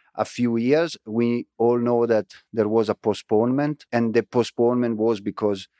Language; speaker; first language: English; non-native, fluent; Italian